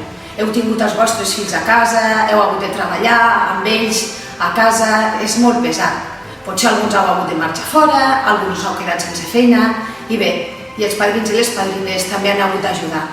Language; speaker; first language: Catalan; native; Catalan